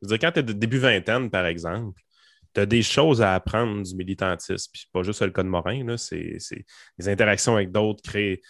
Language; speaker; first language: French; native; French